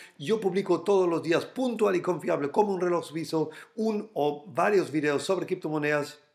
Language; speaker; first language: Spanish; non-native, fluent; German